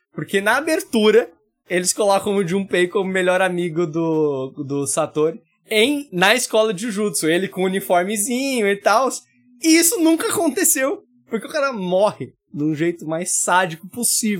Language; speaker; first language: Portuguese; native; Portuguese